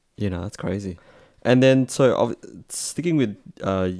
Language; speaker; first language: English; native; English